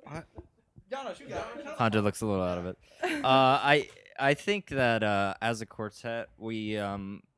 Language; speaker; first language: English; native; English